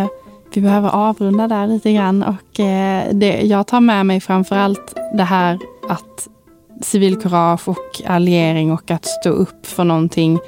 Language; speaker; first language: Swedish; native; Swedish